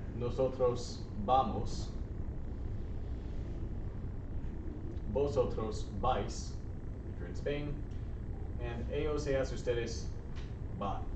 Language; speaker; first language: Spanish; non-native, learner; English